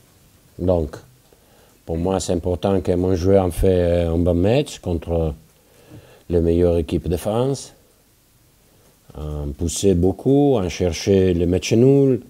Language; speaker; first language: French; non-native, fluent; Italian